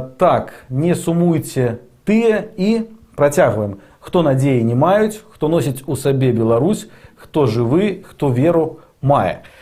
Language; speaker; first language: Belarusian; non-native, local second language; Russian